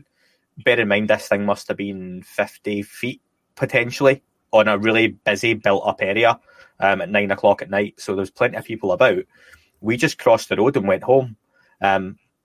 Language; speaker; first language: English; native; English